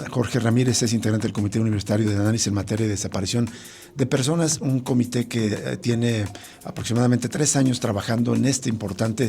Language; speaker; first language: Spanish; native; Spanish